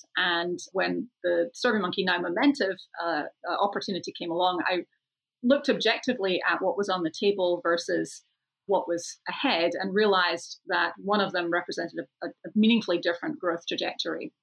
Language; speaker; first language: English; native; English